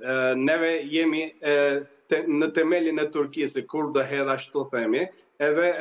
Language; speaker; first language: Albanian; early bilingual, heritage; Albanian